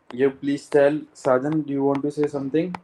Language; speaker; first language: English; non-native, local second language; Hindi